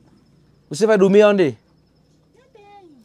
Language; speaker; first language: Portuguese; non-native, learner; Vietnamese